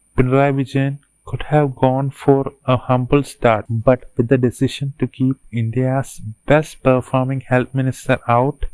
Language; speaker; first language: English; non-native, local second language; Malayalam